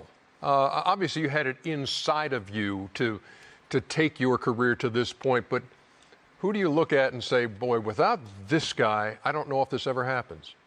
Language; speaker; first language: English; native; English